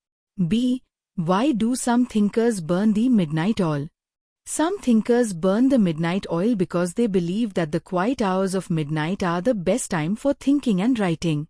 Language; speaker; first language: English; non-native, fluent; Hindi